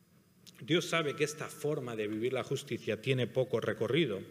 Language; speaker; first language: Spanish; native; Spanish